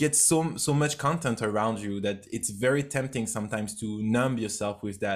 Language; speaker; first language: English; non-native, fluent; French